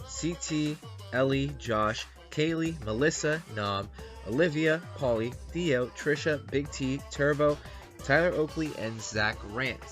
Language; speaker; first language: English; native; English